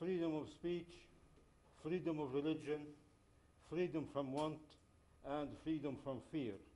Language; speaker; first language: English; non-native, fluent; Arabic